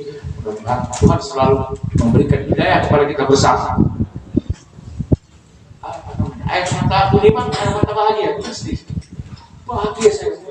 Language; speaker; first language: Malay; non-native, local second language; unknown